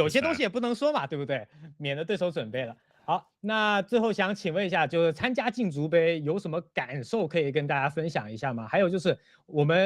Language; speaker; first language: Chinese; native; Chinese